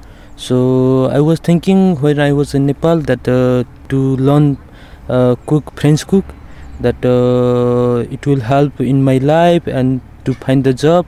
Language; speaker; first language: English; non-native, learner; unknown